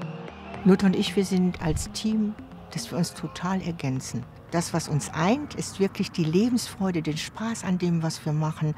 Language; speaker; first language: German; native; German